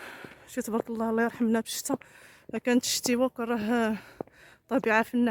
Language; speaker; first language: Arabic; native; Arabic